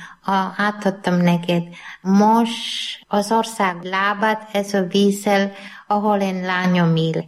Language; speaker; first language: Hungarian; non-native, learner; Malayalam